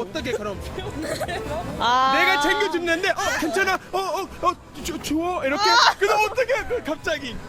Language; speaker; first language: Korean; non-native, learner; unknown